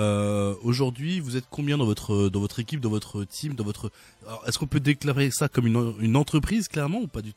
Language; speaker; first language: French; native; French